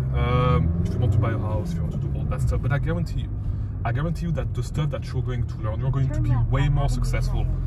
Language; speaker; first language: English; non-native, fluent; French